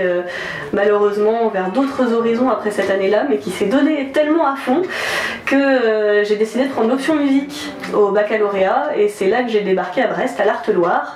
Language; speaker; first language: French; native; French